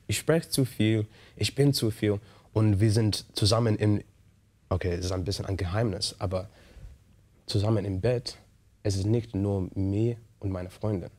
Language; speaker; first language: German; non-native, learner; English